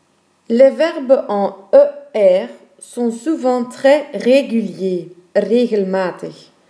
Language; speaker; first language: French; non-native, fluent; Dutch